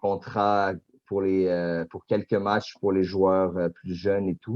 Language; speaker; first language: French; native; French